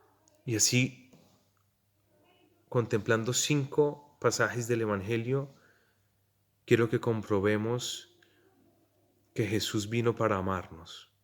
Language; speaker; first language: Spanish; native; Spanish